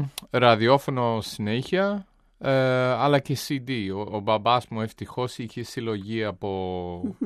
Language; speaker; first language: Greek; non-native, fluent; English